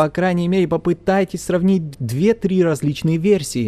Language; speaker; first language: Russian; native; Russian